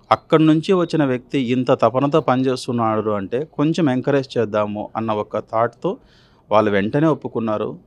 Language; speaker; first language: Telugu; native; Telugu